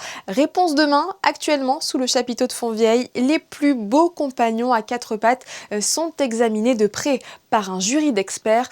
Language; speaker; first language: French; native; French